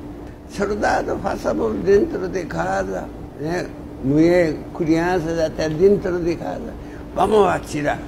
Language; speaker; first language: Portuguese; non-native, learner; Japanese